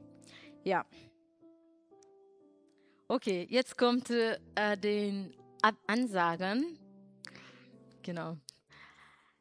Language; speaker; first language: German; non-native, learner; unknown